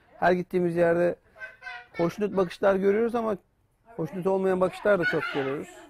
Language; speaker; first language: Turkish; native; Turkish